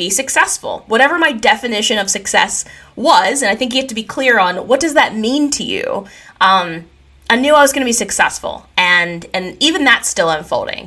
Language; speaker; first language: English; native; English